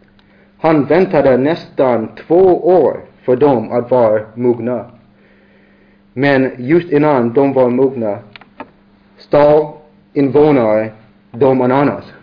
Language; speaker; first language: Swedish; non-native, learner; English